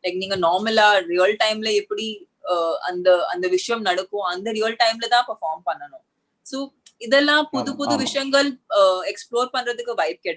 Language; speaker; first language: Tamil; non-native, local second language; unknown